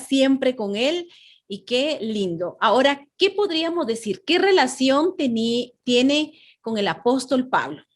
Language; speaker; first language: Spanish; native; Spanish